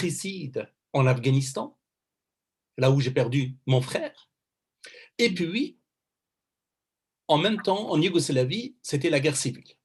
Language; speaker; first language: French; non-native, fluent; Persian